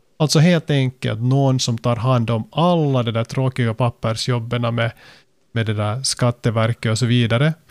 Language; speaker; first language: Swedish; native; Swedish